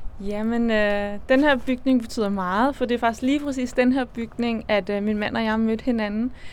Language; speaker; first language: Danish; native; Danish